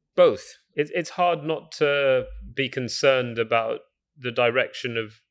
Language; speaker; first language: English; native; English